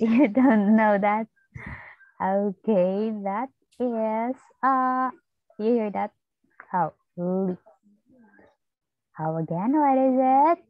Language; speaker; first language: English; non-native, fluent; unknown